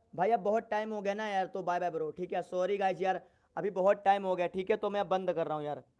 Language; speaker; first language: Hindi; native; Hindi